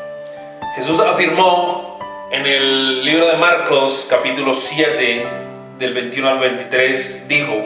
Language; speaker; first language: Spanish; native; Spanish